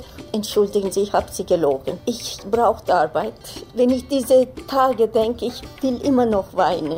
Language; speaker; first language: German; non-native, learner; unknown